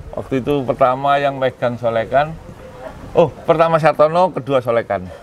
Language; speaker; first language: Indonesian; native; Indonesian